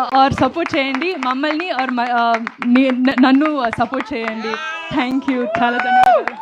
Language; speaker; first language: Telugu; non-native, learner; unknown